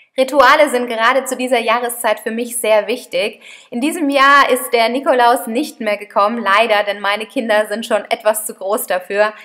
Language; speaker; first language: German; early bilingual, other home language; Italian